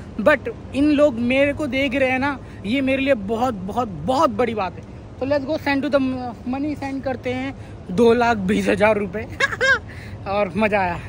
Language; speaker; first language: Hindi; native; Hindi